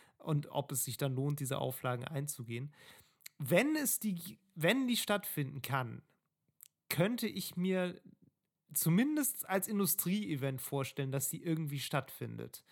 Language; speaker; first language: German; native; German